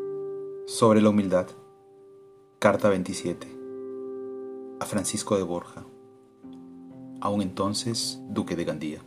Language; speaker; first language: Spanish; native; Spanish